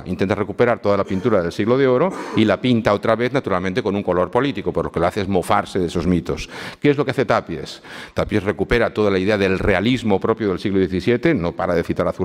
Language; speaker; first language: Spanish; native; Spanish